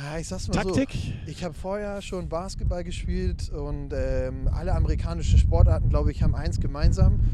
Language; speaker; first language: German; native; German